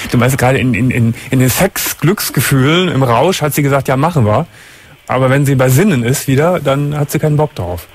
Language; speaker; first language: German; native; German